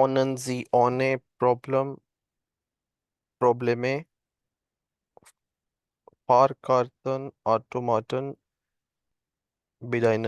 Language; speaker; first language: German; non-native, learner; Urdu